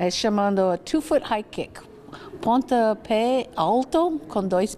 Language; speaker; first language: Portuguese; non-native, learner; English